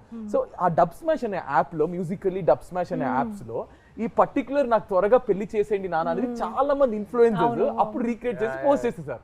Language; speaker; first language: Telugu; native; Telugu